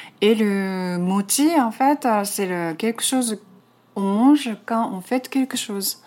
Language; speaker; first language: French; non-native, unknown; Japanese